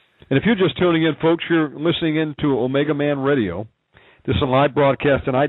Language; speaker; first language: English; native; English